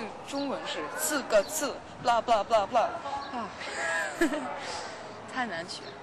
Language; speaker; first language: Chinese; non-native, learner; Danish